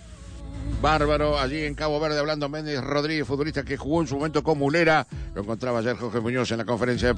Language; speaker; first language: Spanish; native; Spanish